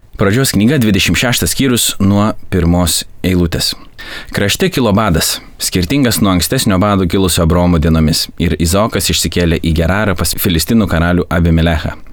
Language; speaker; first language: Lithuanian; native; Lithuanian